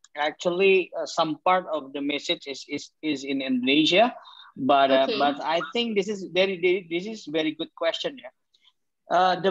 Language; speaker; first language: English; non-native, fluent; Indonesian